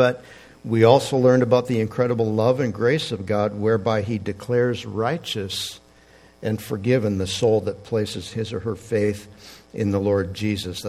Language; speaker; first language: English; native; English